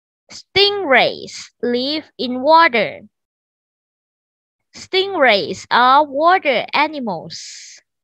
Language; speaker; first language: English; non-native, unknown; Thai